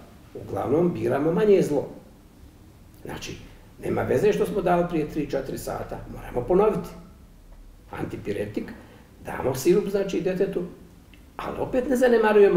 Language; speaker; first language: Bosnian; native; Bosnian